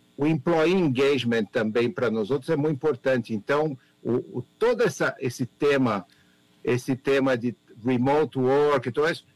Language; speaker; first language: Spanish; non-native, learner; Portuguese